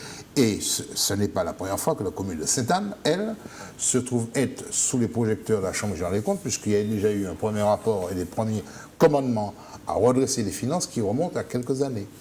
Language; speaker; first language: French; native; French